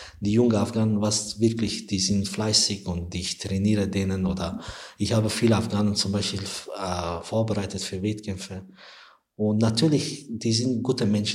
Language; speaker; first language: German; non-native, learner; Persian